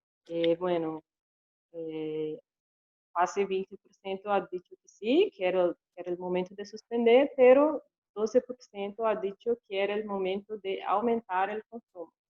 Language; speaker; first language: Spanish; non-native, learner; Portuguese